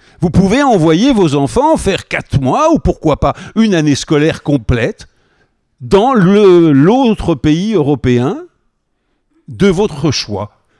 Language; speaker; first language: French; native; French